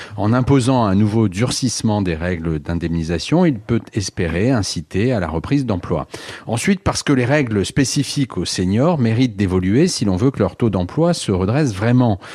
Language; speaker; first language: French; native; French